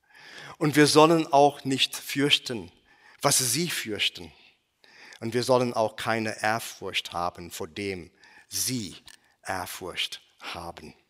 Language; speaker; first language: German; non-native, fluent; English